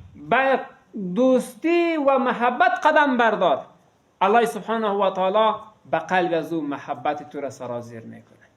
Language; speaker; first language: Persian; native; Persian